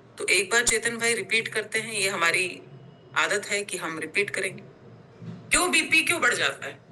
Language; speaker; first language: Hindi; non-native, local second language; Gujarati